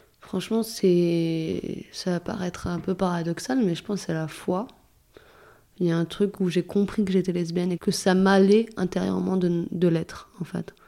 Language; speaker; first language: French; early bilingual, other home language; Arabic